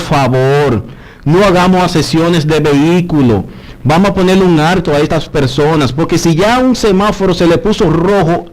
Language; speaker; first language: Spanish; native; Spanish